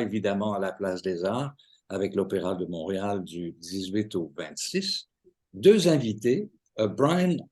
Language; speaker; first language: French; native; French